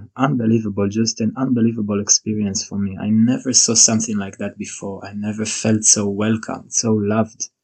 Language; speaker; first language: English; non-native, fluent; Hebrew